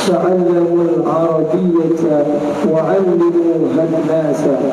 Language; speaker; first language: Arabic; non-native, learner; Indonesian